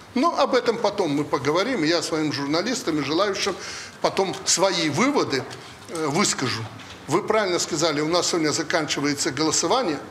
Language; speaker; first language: Russian; native; Russian